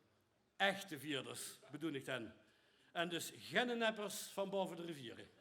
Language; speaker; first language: Dutch; native; Dutch